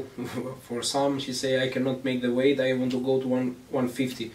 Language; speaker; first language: English; non-native, learner; Greek